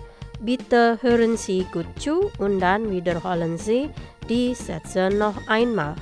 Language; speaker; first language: German; non-native, learner; Indonesian